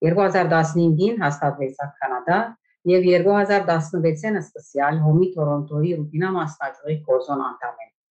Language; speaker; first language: Armenian; native; Armenian